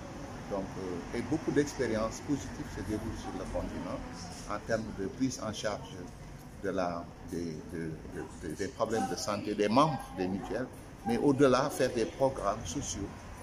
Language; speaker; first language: French; non-native, local second language; Wolof